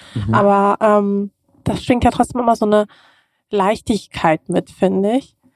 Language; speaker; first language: German; early bilingual, other home language; Russian